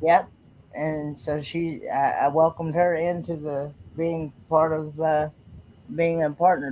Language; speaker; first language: English; native; English